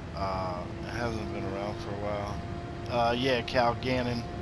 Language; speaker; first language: English; native; English